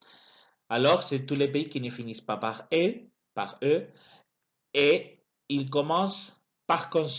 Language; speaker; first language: French; non-native, fluent; Spanish